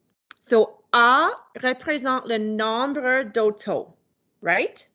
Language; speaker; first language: French; non-native, local second language; English